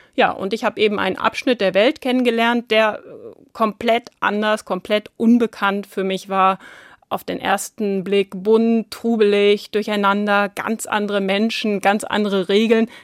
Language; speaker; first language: German; native; German